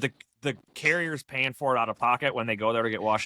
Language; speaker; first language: English; native; English